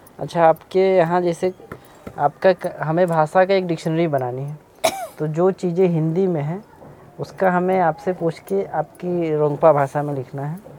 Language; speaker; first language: Hindi; native; Hindi